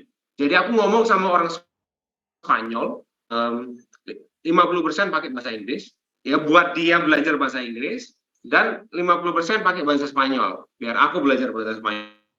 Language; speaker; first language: Indonesian; non-native, fluent; English